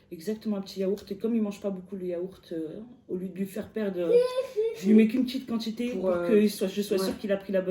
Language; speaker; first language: French; native; French